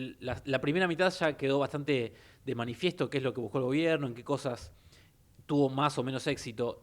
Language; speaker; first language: Spanish; native; Spanish